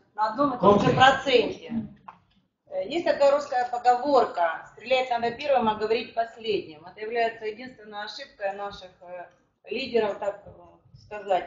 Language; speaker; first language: Russian; native; Russian